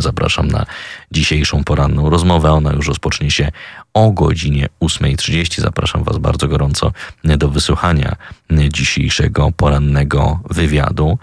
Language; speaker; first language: Polish; native; Polish